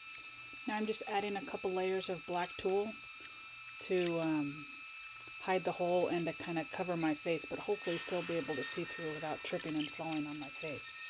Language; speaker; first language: English; native; English